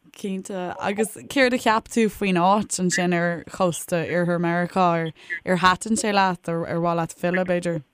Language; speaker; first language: Irish; native; Irish